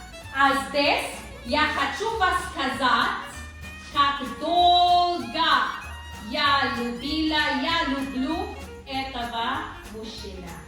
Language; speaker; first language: Russian; non-native, local second language; Tajik